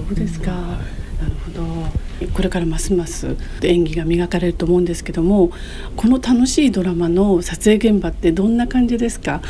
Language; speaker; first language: Japanese; native; Japanese